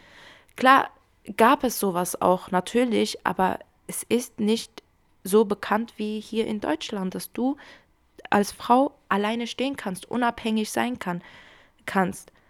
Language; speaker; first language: German; early bilingual, other home language; Kurdish